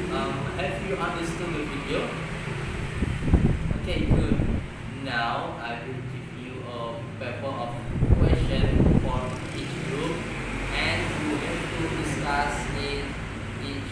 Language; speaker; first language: English; non-native, learner; Indonesian